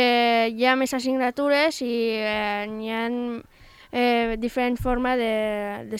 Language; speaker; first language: Catalan; non-native, local second language; Spanish